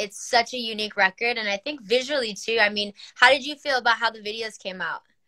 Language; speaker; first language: English; early bilingual, other home language; Spanish